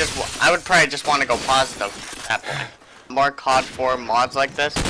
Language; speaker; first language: English; native; English